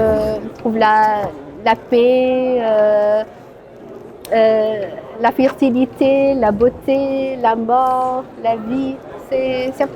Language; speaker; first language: French; non-native, local second language; Arabic